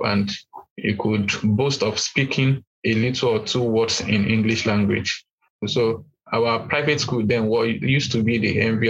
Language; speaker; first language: English; non-native, local second language; Yoruba